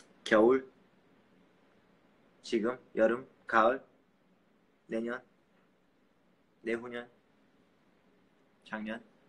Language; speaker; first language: Korean; early bilingual, heritage; Korean